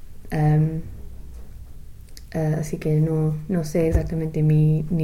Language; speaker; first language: Spanish; non-native, fluent; English